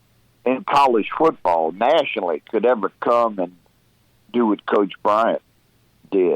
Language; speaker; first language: English; native; English